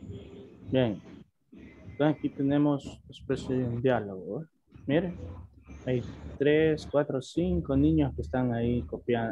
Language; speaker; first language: Spanish; native; Spanish